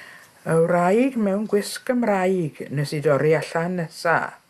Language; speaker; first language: Welsh; native; Welsh